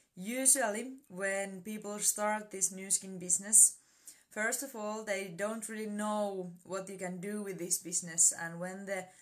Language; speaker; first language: English; non-native, fluent; Finnish